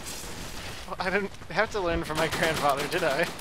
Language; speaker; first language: English; native; English